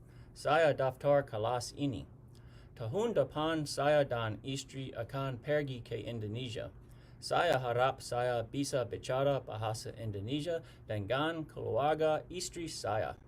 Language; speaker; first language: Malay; non-native, learner; English